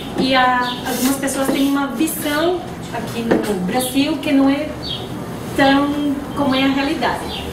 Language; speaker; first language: Portuguese; non-native, fluent; Spanish